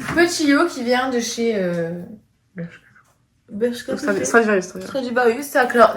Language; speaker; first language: French; native; French